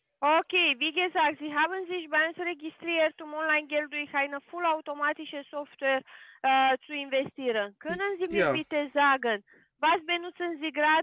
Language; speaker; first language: German; non-native, learner; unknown